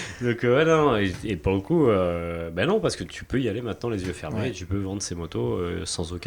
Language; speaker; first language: French; native; French